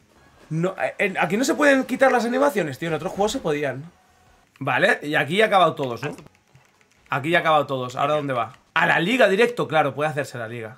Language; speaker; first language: Spanish; native; Spanish